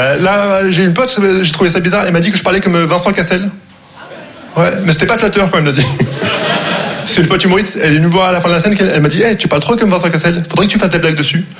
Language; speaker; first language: French; non-native, local second language; Arabic